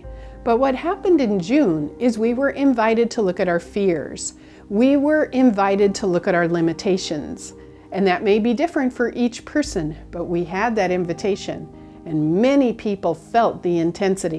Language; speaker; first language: English; native; English